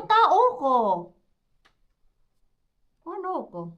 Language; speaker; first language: Finnish; non-native, learner; Filipino